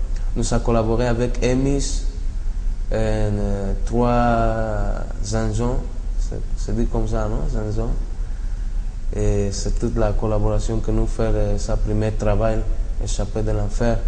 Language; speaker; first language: French; non-native, learner; Spanish